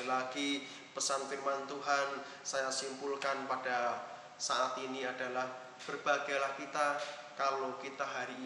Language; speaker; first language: Indonesian; native; Indonesian